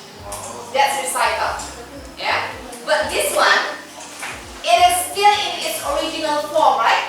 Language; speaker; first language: English; non-native, fluent; Indonesian